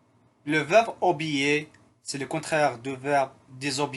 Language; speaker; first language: French; non-native, fluent; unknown